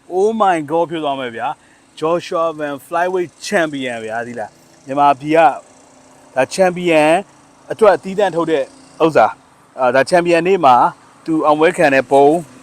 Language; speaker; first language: Burmese; native; Burmese